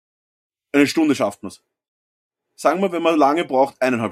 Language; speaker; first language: German; native; German